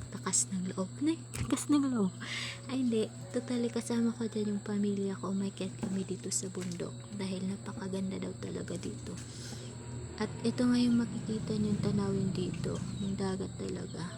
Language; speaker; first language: Filipino; non-native, local second language; Bikol